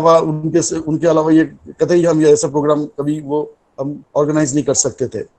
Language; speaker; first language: Hindi; non-native, local second language; Bangla